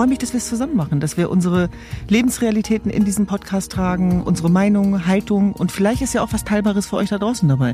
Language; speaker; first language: German; early bilingual, other home language; Kurdish